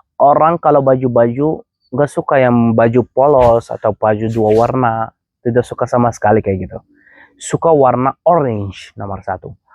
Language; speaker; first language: Indonesian; non-native, fluent; Arabic